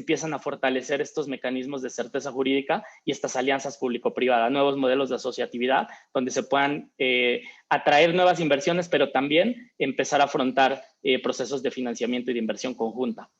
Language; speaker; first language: Spanish; native; Spanish